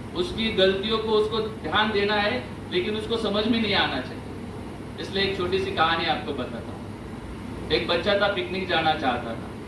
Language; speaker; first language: Hindi; non-native, local second language; Marathi